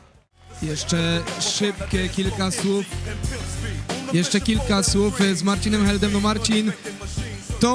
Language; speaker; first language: Polish; native; Polish